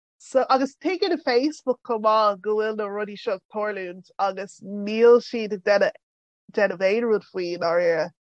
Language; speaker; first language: Irish; early bilingual, other home language; English